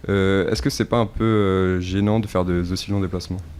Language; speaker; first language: French; native; French